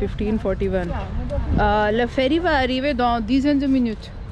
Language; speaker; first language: French; non-native, fluent; Hindi